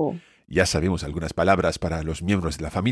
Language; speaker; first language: Spanish; non-native, fluent; English